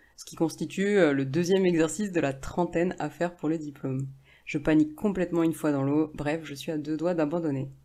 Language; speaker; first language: French; native; French